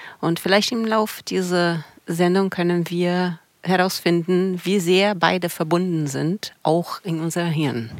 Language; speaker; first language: German; non-native, fluent; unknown